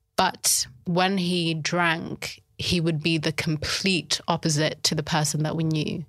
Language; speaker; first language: English; early bilingual, other home language; Shona